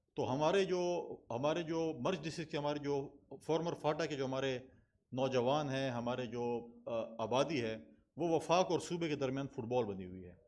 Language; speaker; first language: Urdu; non-native, local second language; Pashto